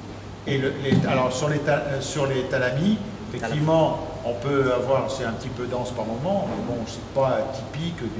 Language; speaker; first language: French; native; French